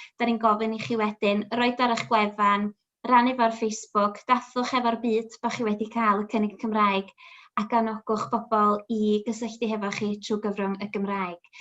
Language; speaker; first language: Welsh; native; Welsh